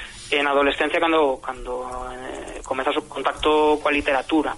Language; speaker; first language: Galician; non-native, local second language; Spanish